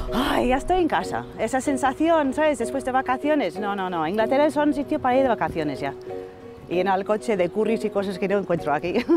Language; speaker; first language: Spanish; non-native, fluent; English